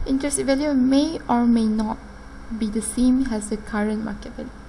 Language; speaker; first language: English; non-native, local second language; Malay